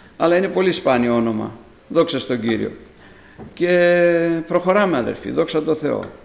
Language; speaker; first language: Greek; native; Greek